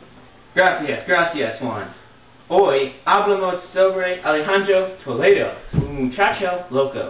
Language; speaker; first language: Spanish; non-native, learner; English